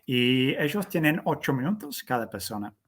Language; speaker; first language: Spanish; non-native, fluent; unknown